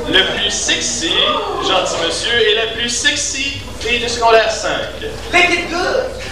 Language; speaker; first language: French; native; French